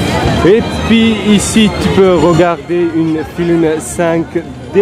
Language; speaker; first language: French; non-native, learner; Dutch